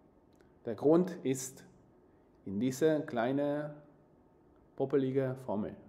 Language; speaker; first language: German; non-native, fluent; Spanish